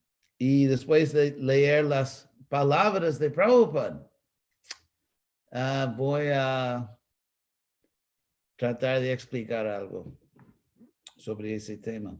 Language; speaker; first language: Spanish; non-native, fluent; English